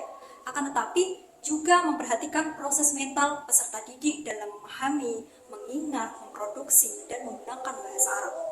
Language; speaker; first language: Indonesian; native; Indonesian